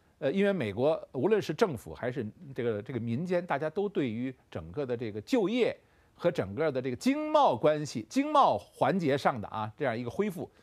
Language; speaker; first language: Chinese; native; Chinese